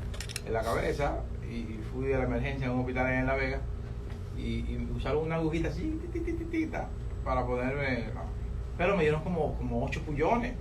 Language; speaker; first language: Spanish; native; Spanish